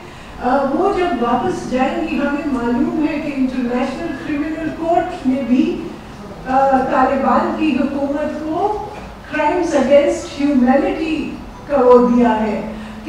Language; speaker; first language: Urdu; native; Urdu